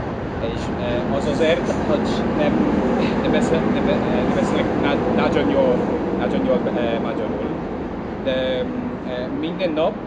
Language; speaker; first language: Hungarian; non-native, learner; English